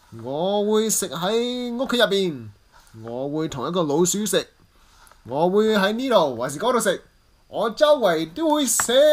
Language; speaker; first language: Cantonese; early bilingual, heritage; English